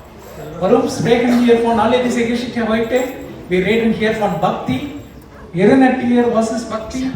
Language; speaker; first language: German; non-native, learner; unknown